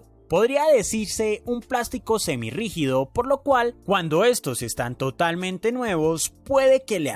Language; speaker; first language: Spanish; native; Spanish